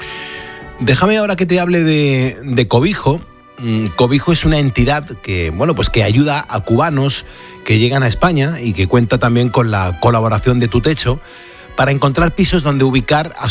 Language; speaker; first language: Spanish; native; Spanish